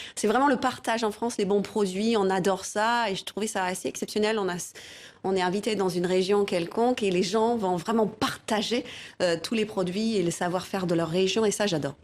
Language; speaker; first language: French; non-native, fluent; English